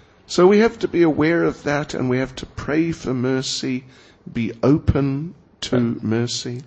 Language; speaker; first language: English; native; English